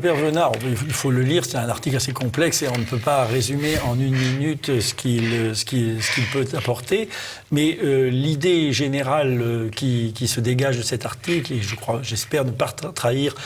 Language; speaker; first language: French; native; French